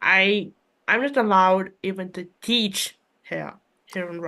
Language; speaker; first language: English; non-native, fluent; Russian